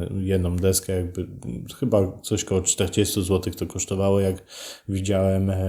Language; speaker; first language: Polish; native; Polish